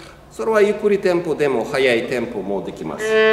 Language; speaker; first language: Japanese; non-native, learner; Russian